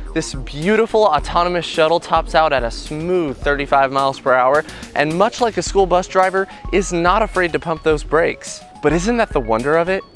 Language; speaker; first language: English; native; English